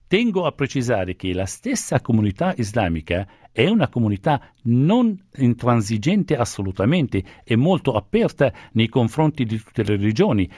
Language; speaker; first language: Italian; non-native, fluent; Arabic